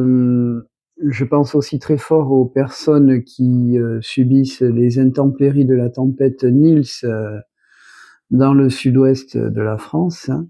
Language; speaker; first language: French; native; French